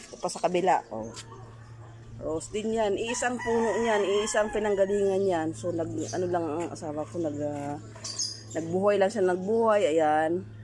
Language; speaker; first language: Filipino; non-native, local second language; Cebuano